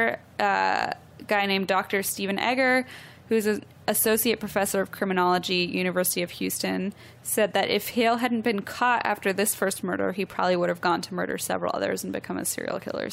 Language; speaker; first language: English; native; English